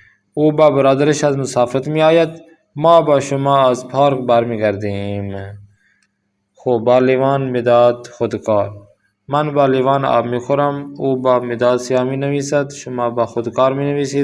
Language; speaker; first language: Persian; non-native, fluent; Urdu